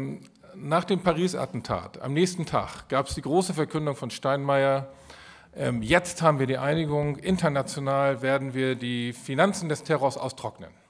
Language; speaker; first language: German; native; German